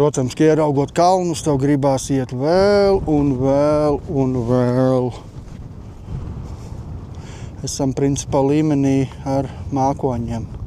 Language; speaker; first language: Latvian; native; Latvian